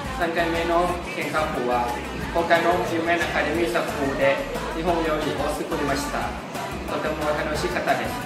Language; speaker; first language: Japanese; non-native, learner; Thai